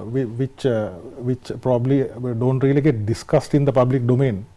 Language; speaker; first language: English; non-native, local second language; Sinhala